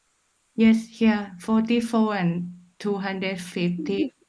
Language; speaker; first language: English; non-native, fluent; Thai